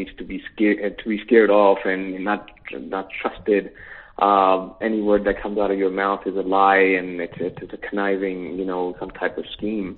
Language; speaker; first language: English; native; English